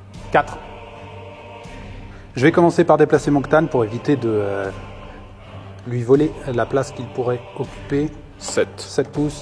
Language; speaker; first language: French; native; French